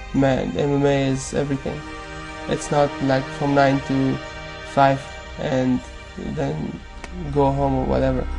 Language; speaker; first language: English; non-native, fluent; Persian